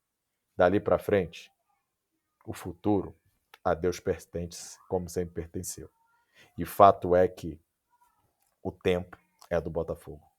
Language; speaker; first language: Portuguese; native; Portuguese